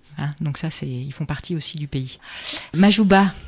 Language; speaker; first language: French; native; French